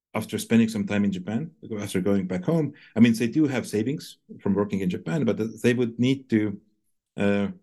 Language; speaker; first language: English; non-native, fluent; Estonian